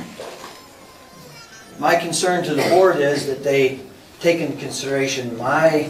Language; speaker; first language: English; native; English